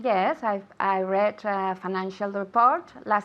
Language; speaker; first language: English; non-native, learner; Spanish